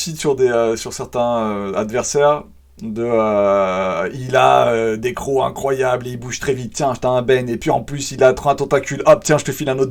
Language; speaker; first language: French; native; French